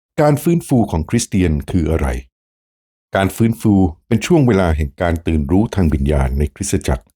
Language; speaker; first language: Thai; native; Thai